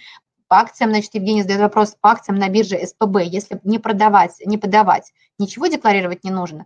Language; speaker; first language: Russian; native; Russian